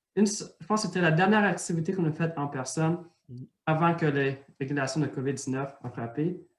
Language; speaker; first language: French; native; French